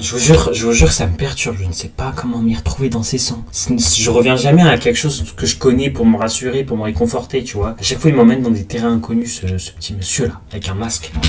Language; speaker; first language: French; native; French